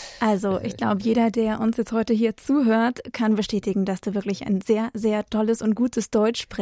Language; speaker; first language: German; native; German